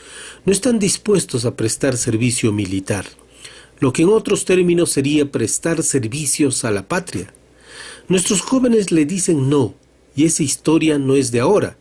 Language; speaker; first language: Spanish; native; Spanish